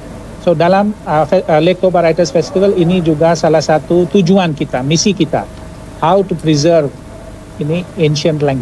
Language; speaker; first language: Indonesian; non-native, fluent; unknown